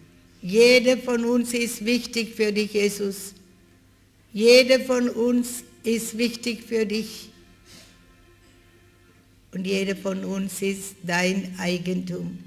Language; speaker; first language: German; non-native, fluent; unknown